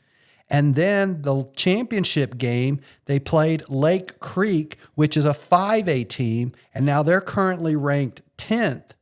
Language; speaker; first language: English; native; English